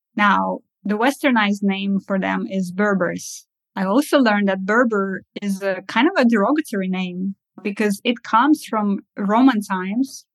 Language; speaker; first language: English; early bilingual, other home language; Russian